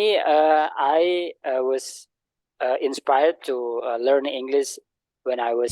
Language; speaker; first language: English; non-native, learner; Indonesian